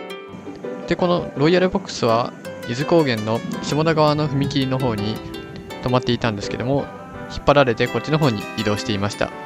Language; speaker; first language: Japanese; native; Japanese